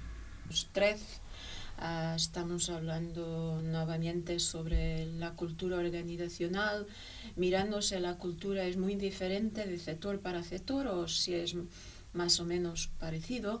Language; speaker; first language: Spanish; non-native, fluent; Portuguese